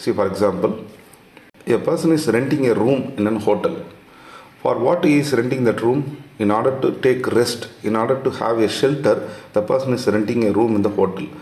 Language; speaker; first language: English; non-native, local second language; Tamil